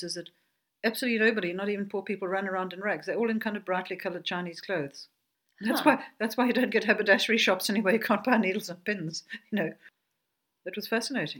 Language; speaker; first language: English; native; English